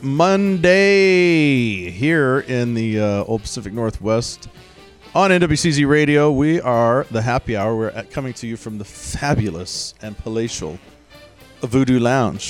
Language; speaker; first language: English; native; English